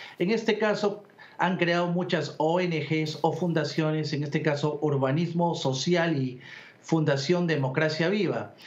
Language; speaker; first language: Spanish; native; Spanish